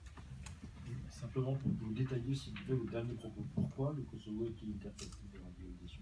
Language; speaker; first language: French; native; French